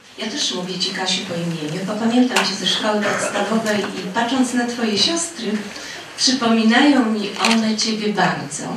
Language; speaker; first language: Polish; native; Polish